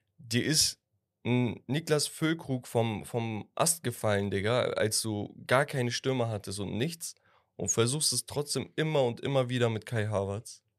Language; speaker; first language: German; early bilingual, other home language; Turkish